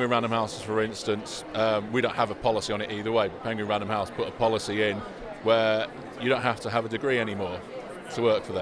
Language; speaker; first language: English; native; English